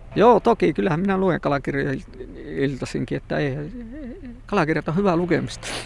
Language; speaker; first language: Finnish; native; Finnish